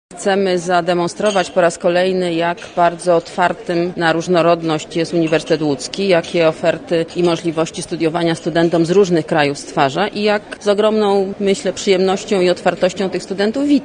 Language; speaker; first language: Polish; native; Polish